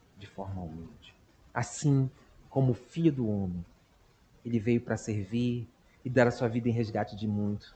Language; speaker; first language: Portuguese; native; Portuguese